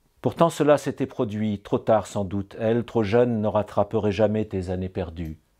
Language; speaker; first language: French; native; French